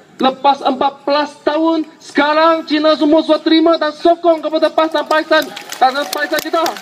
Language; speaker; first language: Malay; non-native, local second language; Chinese